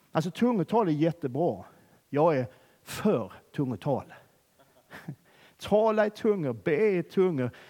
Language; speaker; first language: Swedish; native; Swedish